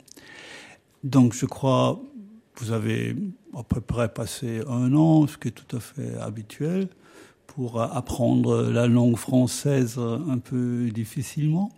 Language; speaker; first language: French; native; French